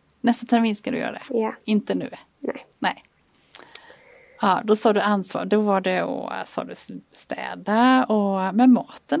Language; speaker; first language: Swedish; native; Swedish